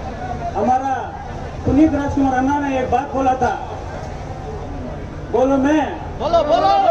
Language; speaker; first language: Hindi; non-native, local second language; Kannada